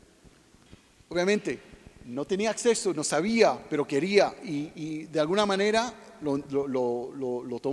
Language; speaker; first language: Spanish; non-native, fluent; English